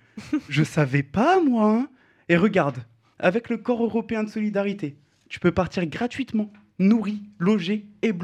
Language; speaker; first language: French; native; French